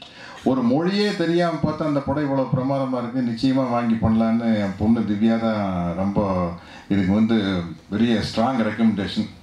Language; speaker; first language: Tamil; native; Tamil